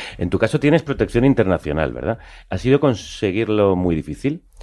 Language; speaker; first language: Spanish; native; Spanish